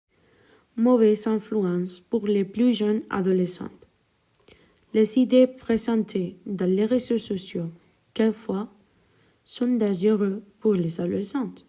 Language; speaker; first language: French; non-native, learner; Spanish